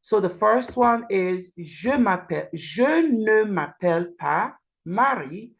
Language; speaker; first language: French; non-native, learner; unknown